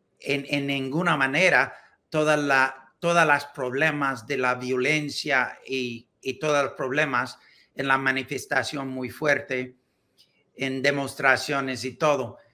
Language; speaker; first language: Spanish; non-native, learner; English